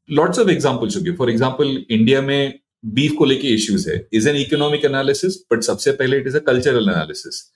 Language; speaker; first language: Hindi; non-native, local second language; Marathi